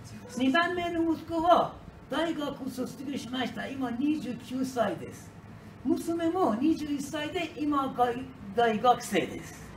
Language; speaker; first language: Japanese; non-native, learner; Persian